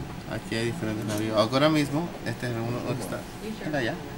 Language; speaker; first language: Spanish; native; Spanish